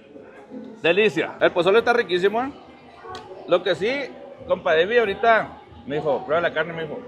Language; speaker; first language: Spanish; native; Spanish